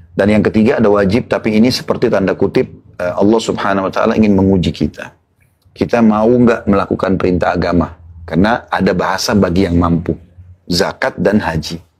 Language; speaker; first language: Indonesian; native; Indonesian